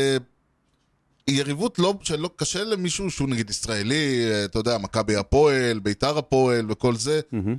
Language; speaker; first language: Hebrew; native; Hebrew